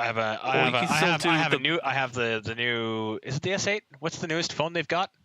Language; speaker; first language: English; native; English